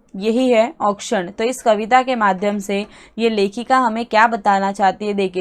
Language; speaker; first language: Hindi; non-native, local second language; Marathi